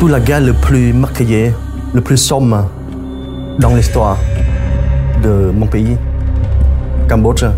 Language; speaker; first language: French; non-native, fluent; Khmer